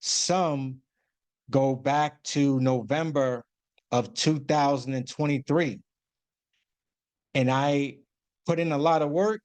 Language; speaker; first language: English; native; English